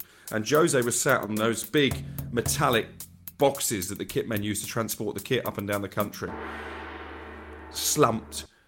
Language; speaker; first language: English; native; English